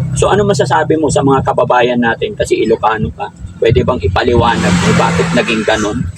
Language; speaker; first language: Filipino; non-native, local second language; Pangasinan